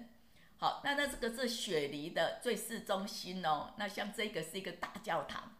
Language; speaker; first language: Chinese; native; Chinese